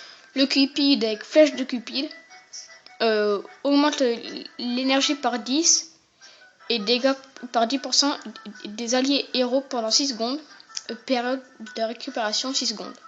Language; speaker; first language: French; native; French